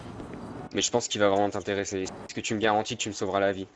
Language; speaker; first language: French; native; French